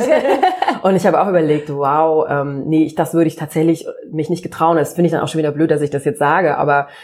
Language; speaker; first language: German; native; German